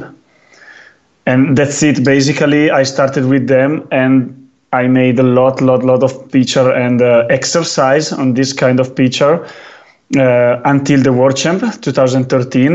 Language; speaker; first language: English; non-native, fluent; Italian